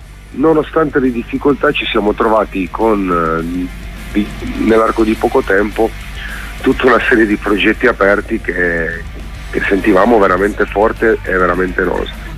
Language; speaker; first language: Italian; native; Italian